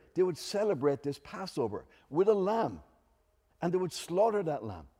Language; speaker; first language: English; native; English